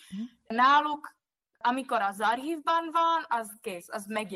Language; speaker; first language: Hungarian; non-native, fluent; Czech